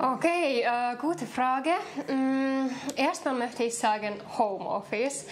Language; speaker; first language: German; non-native, fluent; Finnish